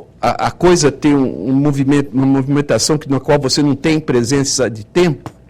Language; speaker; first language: Portuguese; native; Portuguese